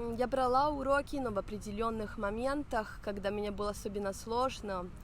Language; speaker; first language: Russian; non-native, fluent; Spanish